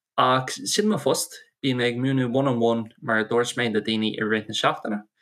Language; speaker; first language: Irish; non-native, local second language; English